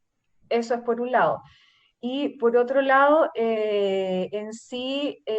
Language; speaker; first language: Spanish; native; Spanish